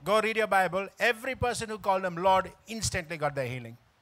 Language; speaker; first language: English; non-native, local second language; Tamil